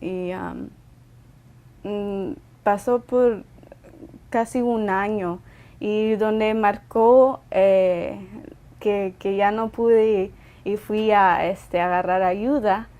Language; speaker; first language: Spanish; early bilingual, other home language; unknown